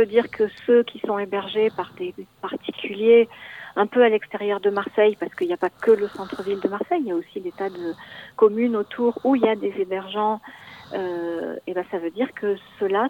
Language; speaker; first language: French; native; French